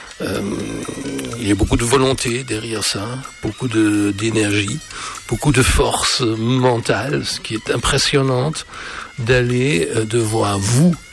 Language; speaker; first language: French; native; French